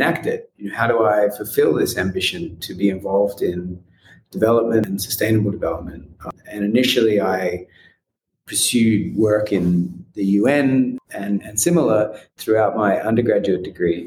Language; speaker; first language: English; native; English